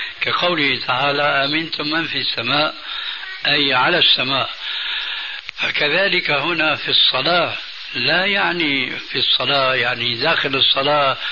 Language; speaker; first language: Arabic; early bilingual, other home language; Albanian